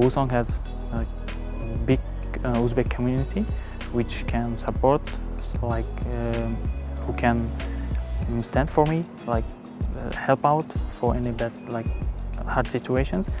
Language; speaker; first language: English; non-native, fluent; Uzbek